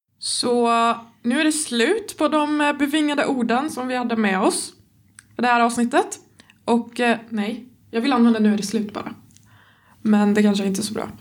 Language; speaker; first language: Swedish; non-native, fluent; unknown